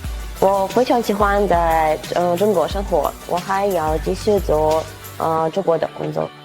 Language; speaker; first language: Chinese; non-native, fluent; Russian